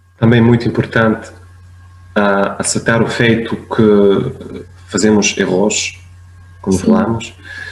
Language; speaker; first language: Portuguese; non-native, fluent; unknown